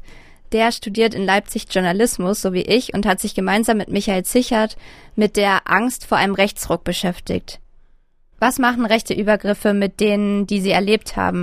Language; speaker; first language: German; native; German